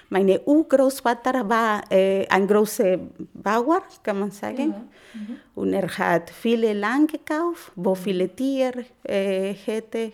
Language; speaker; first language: German; non-native, learner; Spanish